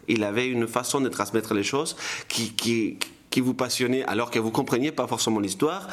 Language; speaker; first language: French; non-native, fluent; Spanish